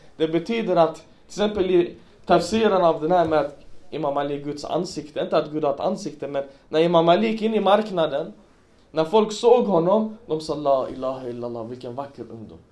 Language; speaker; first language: Swedish; early bilingual, other home language; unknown